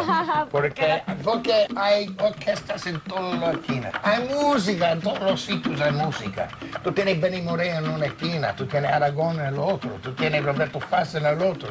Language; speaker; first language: Spanish; non-native, learner; English